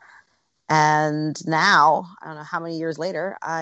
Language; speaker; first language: English; native; English